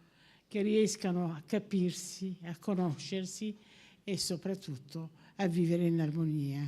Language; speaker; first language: Italian; native; Italian